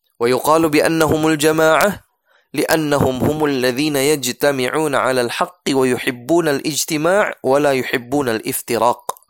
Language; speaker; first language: Arabic; non-native, fluent; Indonesian